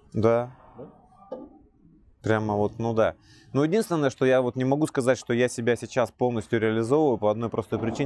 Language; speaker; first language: Russian; native; Russian